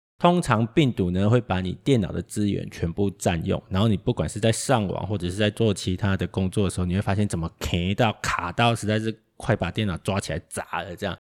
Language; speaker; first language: Chinese; native; Chinese